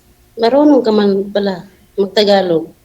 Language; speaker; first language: Filipino; non-native, local second language; Cebuano